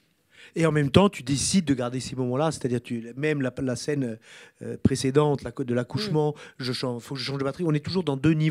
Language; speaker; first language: French; native; French